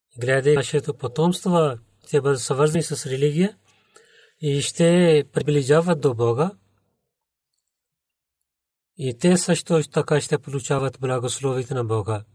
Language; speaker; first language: Bulgarian; non-native, learner; Urdu